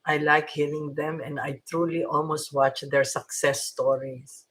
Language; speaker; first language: English; non-native, local second language; Filipino